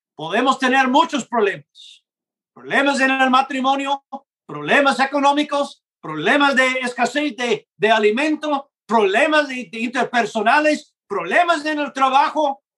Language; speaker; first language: Spanish; non-native, fluent; English